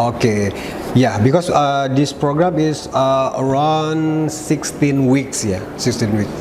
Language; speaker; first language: English; non-native, learner; Indonesian